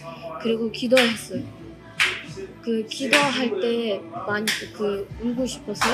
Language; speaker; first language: Korean; early bilingual, other home language; Russian